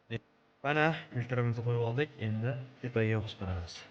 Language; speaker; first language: Uzbek; native; Uzbek